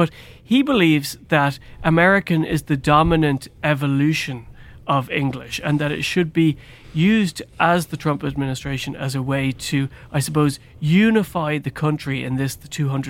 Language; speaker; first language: English; native; English